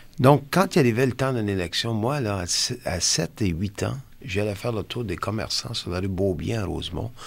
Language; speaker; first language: French; non-native, local second language; English